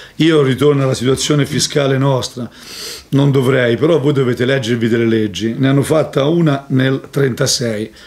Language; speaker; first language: Italian; native; Italian